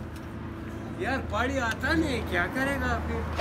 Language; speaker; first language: Hindi; non-native, local second language; Pashto